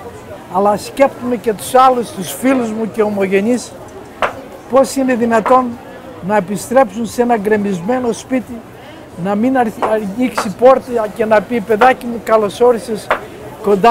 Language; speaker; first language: Greek; native; Greek